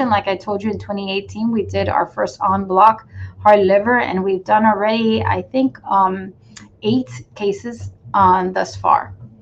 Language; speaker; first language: English; non-native, fluent; Spanish